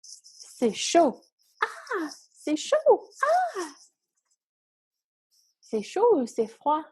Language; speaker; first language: French; non-native, fluent; English